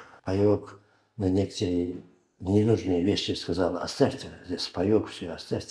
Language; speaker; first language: Russian; non-native, learner; Uzbek